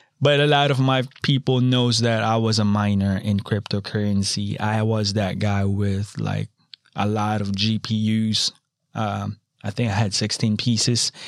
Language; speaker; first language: English; non-native, local second language; Filipino